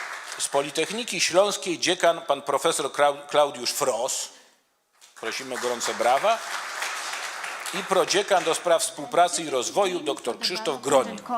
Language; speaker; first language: Polish; native; Polish